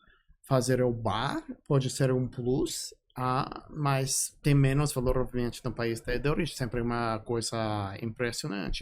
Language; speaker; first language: Portuguese; non-native, fluent; English